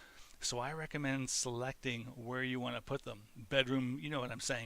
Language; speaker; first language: English; native; English